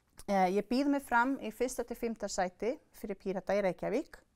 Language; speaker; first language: Icelandic; non-native, fluent; Swedish